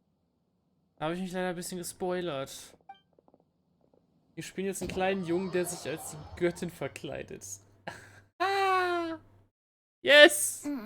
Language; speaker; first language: German; native; German